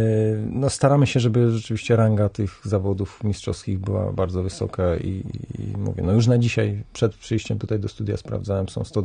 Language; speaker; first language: Polish; native; Polish